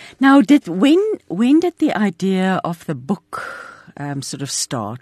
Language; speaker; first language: English; non-native, local second language; Afrikaans